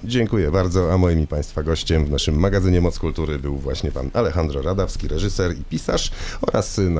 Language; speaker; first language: Polish; native; Polish